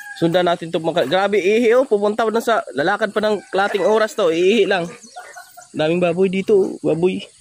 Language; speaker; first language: Filipino; non-native, local second language; Cebuano